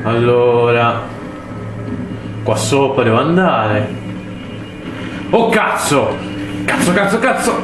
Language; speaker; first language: Italian; native; Italian